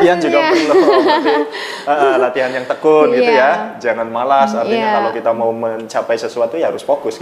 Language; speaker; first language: Indonesian; native; Indonesian